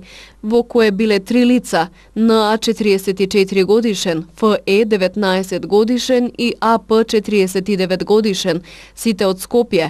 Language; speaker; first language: Macedonian; native; Macedonian